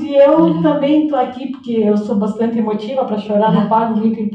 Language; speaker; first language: Portuguese; native; Portuguese